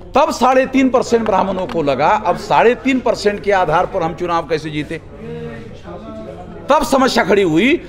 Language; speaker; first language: Hindi; non-native, local second language; Marathi